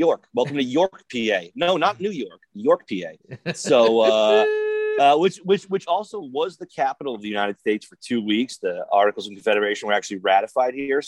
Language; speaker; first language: English; native; English